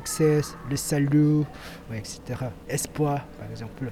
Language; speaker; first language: French; non-native, learner; Korean